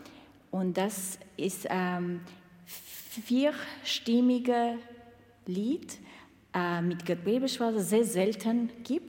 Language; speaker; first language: German; non-native, fluent; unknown